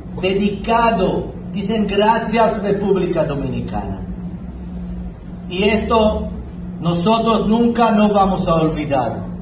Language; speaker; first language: Spanish; non-native, fluent; Hebrew